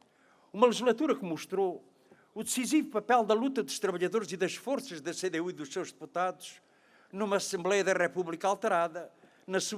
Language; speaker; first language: Portuguese; native; Portuguese